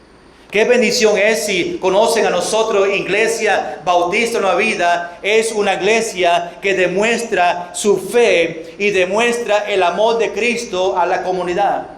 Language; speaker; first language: Spanish; non-native, fluent; English